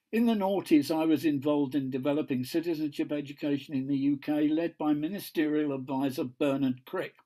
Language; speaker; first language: English; native; English